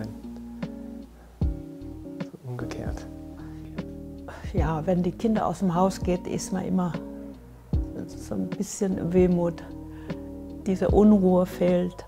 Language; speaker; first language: German; non-native, fluent; Korean